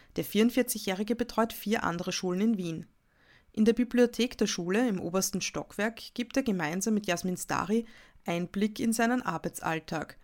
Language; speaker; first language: German; native; German